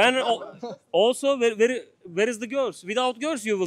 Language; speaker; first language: English; non-native, learner; Turkish